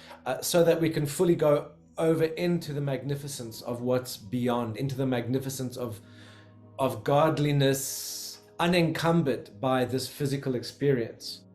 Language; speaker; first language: English; native; English